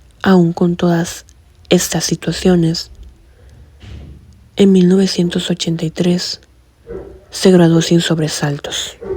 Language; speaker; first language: Spanish; native; Spanish